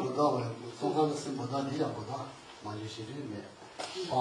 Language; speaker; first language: French; non-native, learner; Tibetan